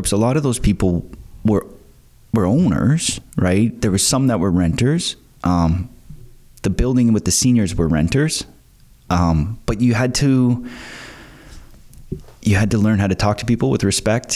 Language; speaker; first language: English; native; English